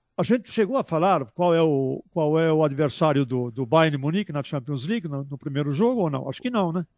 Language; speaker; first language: Portuguese; early bilingual, other home language; German